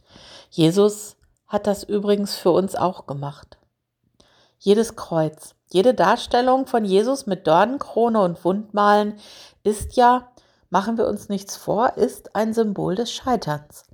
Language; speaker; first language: German; native; German